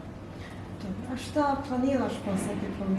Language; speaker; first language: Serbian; non-native, fluent; Chinese